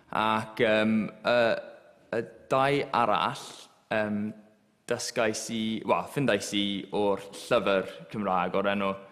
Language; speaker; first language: Welsh; non-native, local second language; English